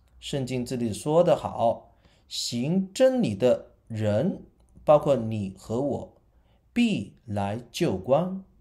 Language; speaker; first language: Chinese; non-native, local second language; Cantonese